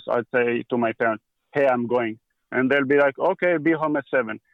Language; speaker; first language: English; early bilingual, heritage; Hebrew